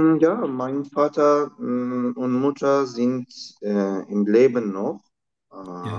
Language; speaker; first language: German; non-native, learner; Turkish